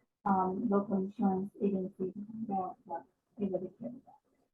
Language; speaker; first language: English; non-native, learner; Chinese